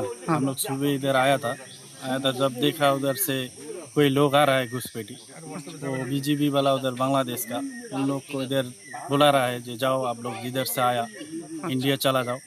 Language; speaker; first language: Hindi; non-native, local second language; Bangla